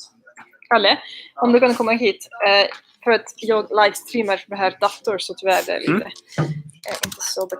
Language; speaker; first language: Swedish; non-native, learner; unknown